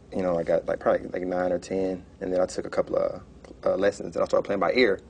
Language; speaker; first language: English; native; English